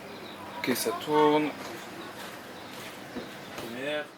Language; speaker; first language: French; native; French